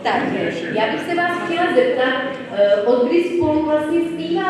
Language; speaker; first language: Czech; native; Czech